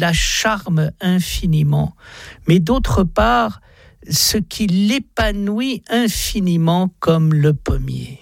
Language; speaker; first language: French; native; French